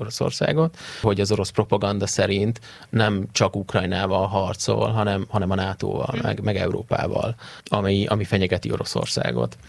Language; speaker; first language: Hungarian; native; Hungarian